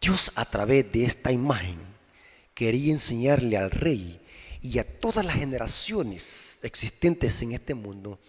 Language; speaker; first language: Spanish; native; Spanish